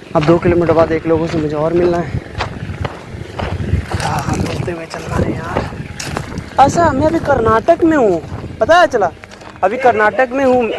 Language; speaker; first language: Hindi; native; Hindi